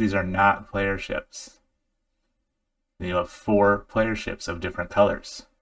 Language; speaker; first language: English; native; English